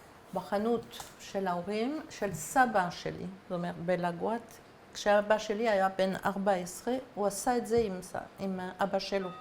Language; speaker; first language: Hebrew; non-native, fluent; French